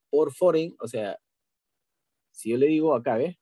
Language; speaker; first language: Spanish; native; Spanish